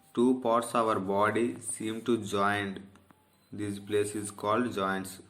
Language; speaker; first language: English; non-native, local second language; Telugu